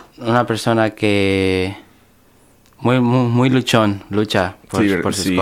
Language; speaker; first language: Spanish; early bilingual, other home language; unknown